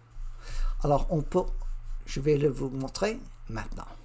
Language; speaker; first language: French; non-native, learner; English